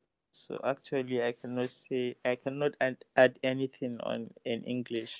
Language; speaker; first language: English; non-native, local second language; Hausa